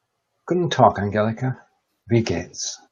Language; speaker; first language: German; non-native, learner; English